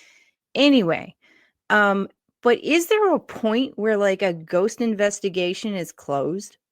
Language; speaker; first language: English; native; English